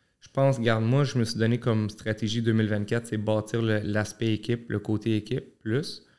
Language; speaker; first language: French; early bilingual, other home language; Arabic